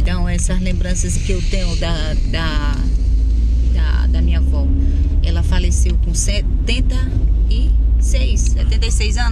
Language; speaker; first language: Portuguese; native; Portuguese